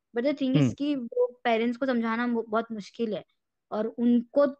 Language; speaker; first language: Hindi; native; Hindi